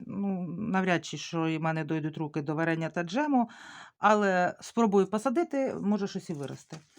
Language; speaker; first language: Ukrainian; native; Ukrainian